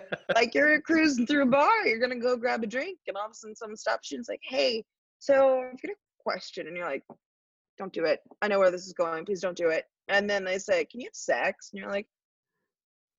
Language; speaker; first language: English; native; English